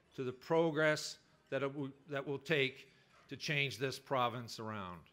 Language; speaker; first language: English; native; English